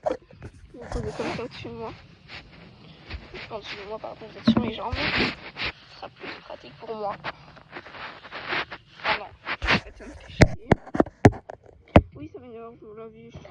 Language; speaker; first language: French; native; French